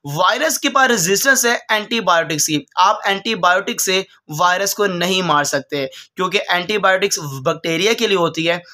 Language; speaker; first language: Urdu; non-native, local second language; Punjabi